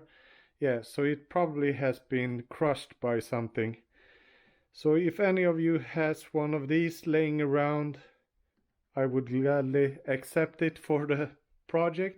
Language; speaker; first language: English; non-native, fluent; Swedish